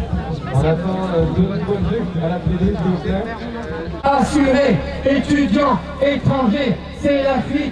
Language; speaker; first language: French; native; French